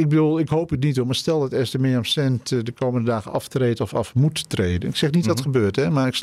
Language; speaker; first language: Dutch; native; Dutch